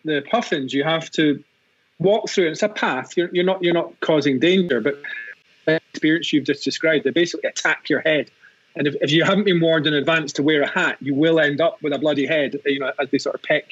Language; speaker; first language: English; native; English